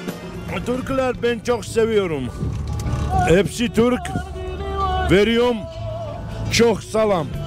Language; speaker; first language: Turkish; non-native, learner; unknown